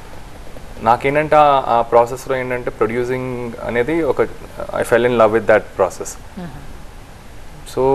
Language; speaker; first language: Telugu; native; Telugu